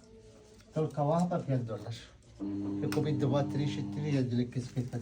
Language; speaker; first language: Russian; non-native, learner; Arabic